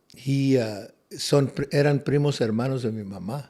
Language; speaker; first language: Spanish; early bilingual, heritage; Spanish